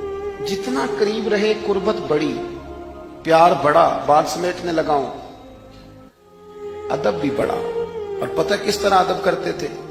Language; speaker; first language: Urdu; non-native, local second language; Punjabi